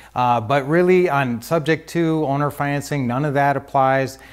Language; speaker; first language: English; native; English